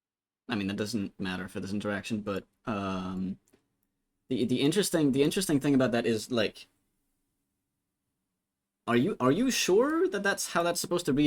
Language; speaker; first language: English; native; English